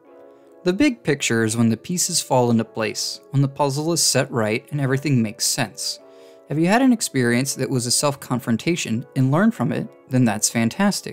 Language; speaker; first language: English; native; English